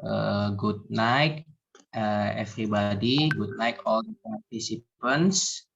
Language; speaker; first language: English; non-native, learner; Indonesian